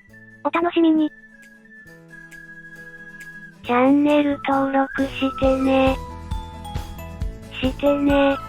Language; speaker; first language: Japanese; native; Japanese